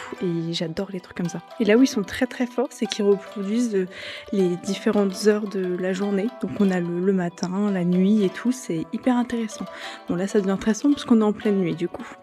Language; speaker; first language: French; native; French